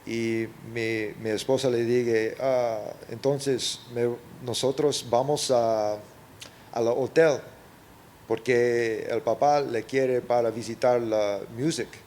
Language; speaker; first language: Spanish; early bilingual, heritage; English